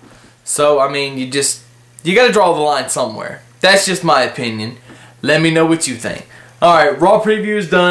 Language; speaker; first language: English; native; English